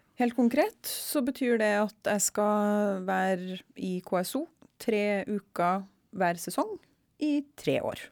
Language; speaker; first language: Norwegian; native; Norwegian